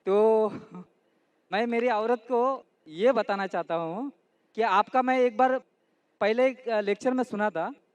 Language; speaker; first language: Hindi; non-native, local second language; Marathi